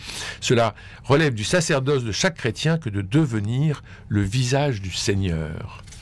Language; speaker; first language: French; native; French